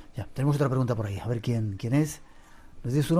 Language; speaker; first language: Spanish; native; Spanish